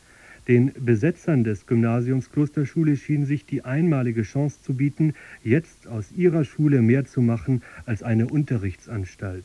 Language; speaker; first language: German; native; German